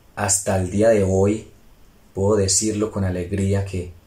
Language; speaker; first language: Spanish; native; Spanish